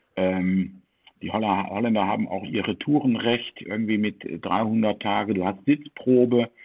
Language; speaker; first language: German; early bilingual, heritage; German